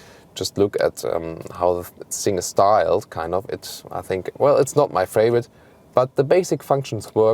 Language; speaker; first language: English; non-native, fluent; German